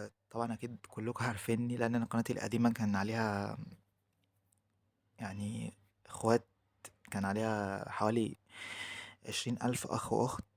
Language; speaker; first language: Arabic; native; Arabic